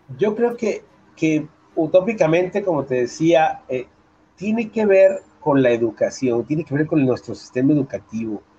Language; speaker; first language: Spanish; native; Spanish